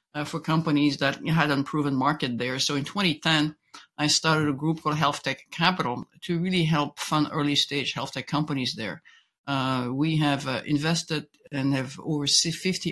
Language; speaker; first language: English; non-native, fluent; French